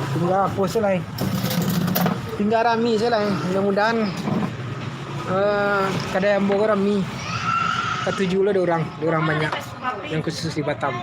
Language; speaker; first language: Indonesian; non-native, local second language; Minangkabau